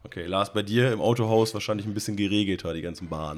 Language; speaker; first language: German; native; German